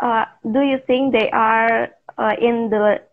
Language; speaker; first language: English; non-native, learner; Indonesian